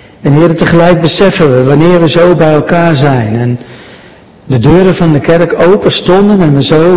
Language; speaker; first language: Dutch; native; Dutch